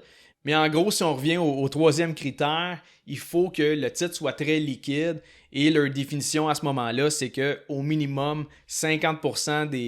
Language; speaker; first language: French; native; French